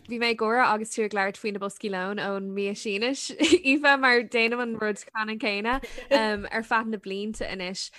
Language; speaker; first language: Irish; non-native, local second language; English